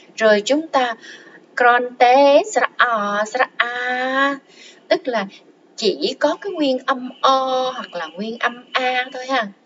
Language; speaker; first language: Vietnamese; non-native, local second language; Khmer